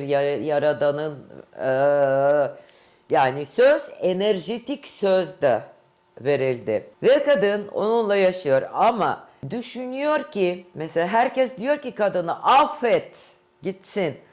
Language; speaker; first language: Turkish; non-native, fluent; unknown